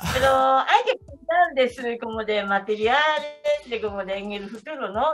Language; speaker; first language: Spanish; non-native, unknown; Japanese